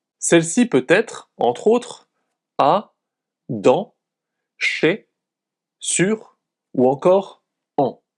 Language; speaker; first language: French; native; French